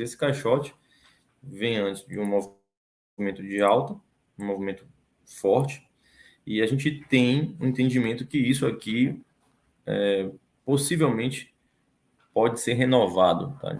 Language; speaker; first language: Portuguese; native; Portuguese